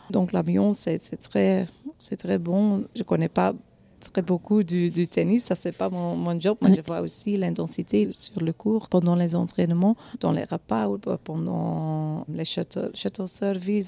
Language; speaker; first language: French; non-native, local second language; Dutch